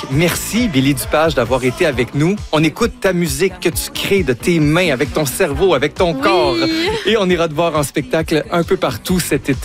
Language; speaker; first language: French; native; French